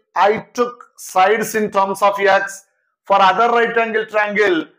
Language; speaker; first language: English; non-native, local second language; Telugu